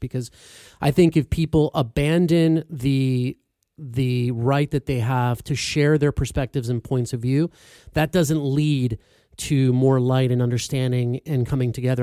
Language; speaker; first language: English; native; English